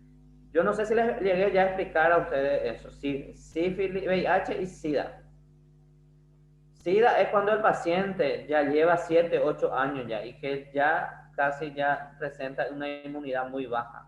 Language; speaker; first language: Spanish; non-native, fluent; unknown